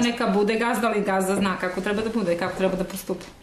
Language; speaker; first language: Serbian; native; Serbian